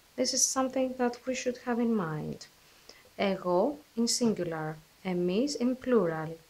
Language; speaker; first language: English; non-native, fluent; Greek